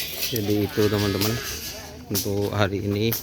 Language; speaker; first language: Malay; non-native, local second language; Madurese